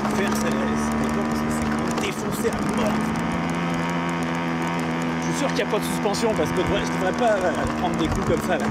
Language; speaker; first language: French; native; French